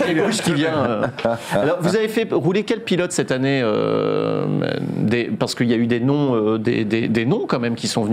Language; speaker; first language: French; native; French